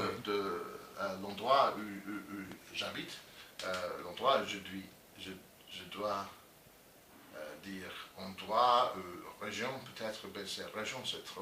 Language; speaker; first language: French; non-native, learner; English